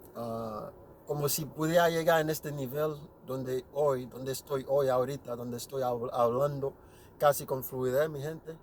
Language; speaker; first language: Spanish; non-native, learner; Haitian Creole